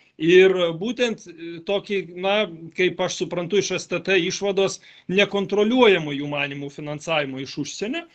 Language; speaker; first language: Lithuanian; native; Lithuanian